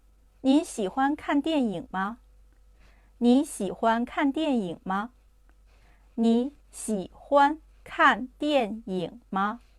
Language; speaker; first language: Chinese; non-native, fluent; Urdu